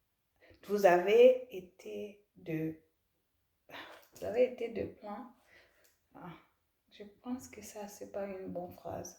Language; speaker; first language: French; non-native, learner; English